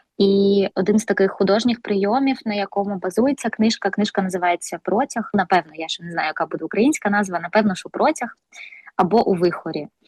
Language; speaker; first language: Ukrainian; non-native, local second language; Russian